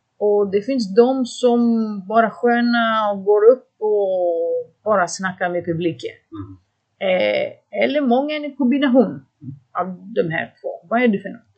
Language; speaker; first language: Swedish; non-native, fluent; Greek